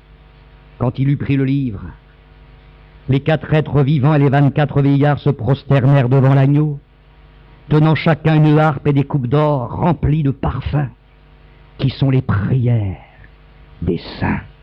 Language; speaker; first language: French; native; French